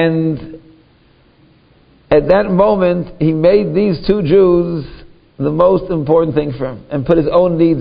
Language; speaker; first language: English; native; English